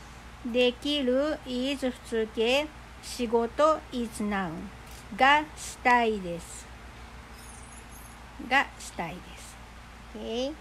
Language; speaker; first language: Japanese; non-native, fluent; Filipino